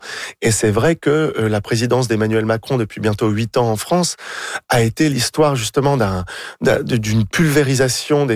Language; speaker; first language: French; native; French